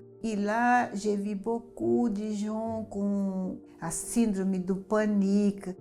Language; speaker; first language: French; non-native, learner; Portuguese